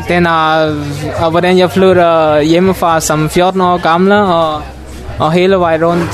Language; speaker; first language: Danish; non-native, learner; Mon